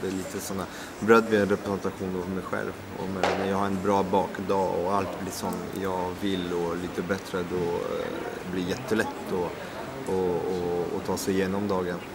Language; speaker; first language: Swedish; non-native, fluent; French